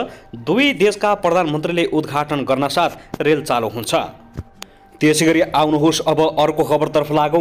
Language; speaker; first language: Nepali; native; Nepali